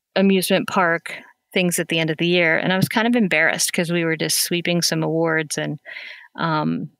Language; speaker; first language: English; native; English